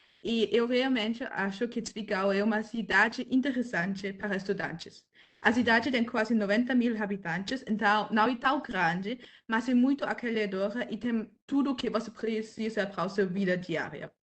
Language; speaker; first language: Portuguese; non-native, fluent; German